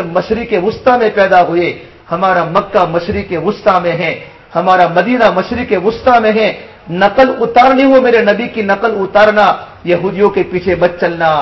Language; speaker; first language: Urdu; non-native, local second language; Gujarati